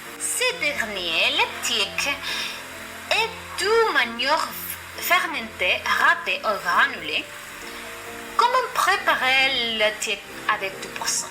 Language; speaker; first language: French; non-native, learner; Spanish